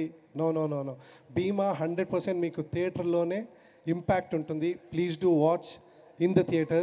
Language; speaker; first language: Telugu; non-native, fluent; Kannada